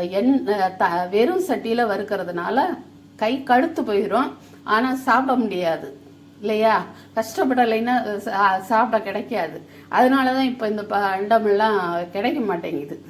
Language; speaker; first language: Tamil; native; Tamil